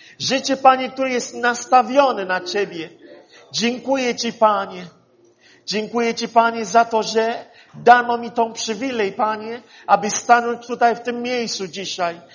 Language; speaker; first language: Polish; non-native, fluent; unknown